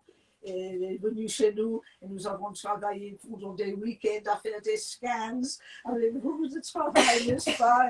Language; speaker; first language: French; non-native, fluent; English